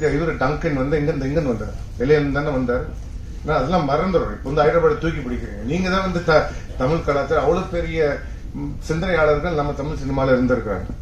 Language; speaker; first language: Tamil; native; Tamil